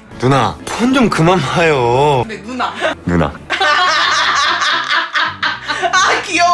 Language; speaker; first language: Korean; native; Korean